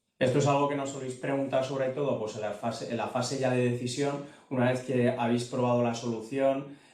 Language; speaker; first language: Spanish; native; Spanish